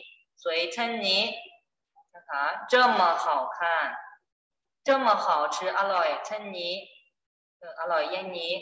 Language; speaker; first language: Chinese; non-native, fluent; Thai